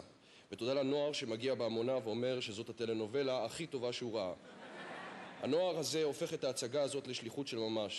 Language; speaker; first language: Hebrew; native; Hebrew